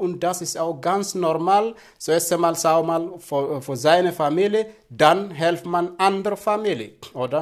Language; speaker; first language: German; non-native, fluent; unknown